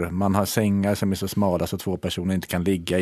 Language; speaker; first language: Swedish; native; Swedish